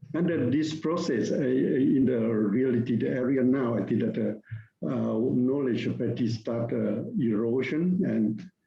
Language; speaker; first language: English; non-native, learner; Thai